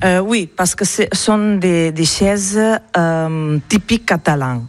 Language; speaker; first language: French; non-native, learner; Catalan